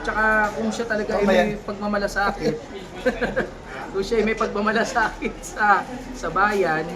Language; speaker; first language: Filipino; native; Filipino